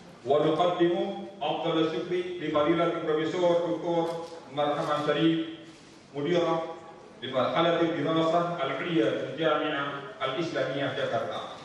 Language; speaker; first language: Arabic; non-native, fluent; Indonesian